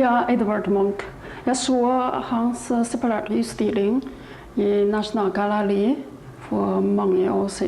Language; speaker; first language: Norwegian; non-native, learner; Chinese